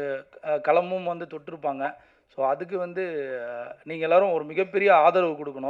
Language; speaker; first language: Tamil; native; Tamil